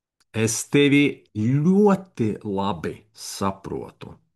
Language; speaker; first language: Latvian; non-native, learner; Russian